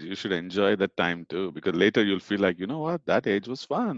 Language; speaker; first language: English; non-native, local second language; Tamil